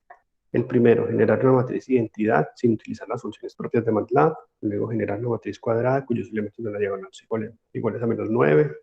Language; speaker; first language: Spanish; native; Spanish